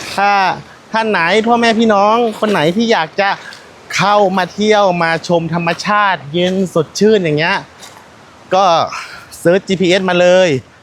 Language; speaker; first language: Thai; non-native, local second language; Northeastern Thai